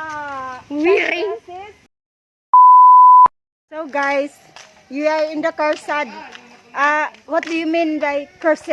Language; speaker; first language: English; non-native, learner; Cebuano